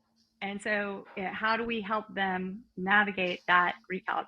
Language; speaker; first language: English; native; English